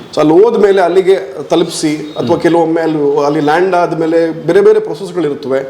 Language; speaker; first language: Kannada; non-native, local second language; Tulu